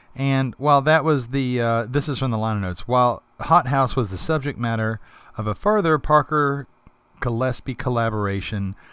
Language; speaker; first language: English; native; English